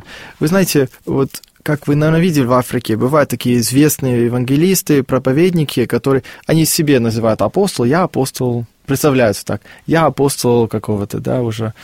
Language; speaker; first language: Russian; non-native, fluent; Afrikaans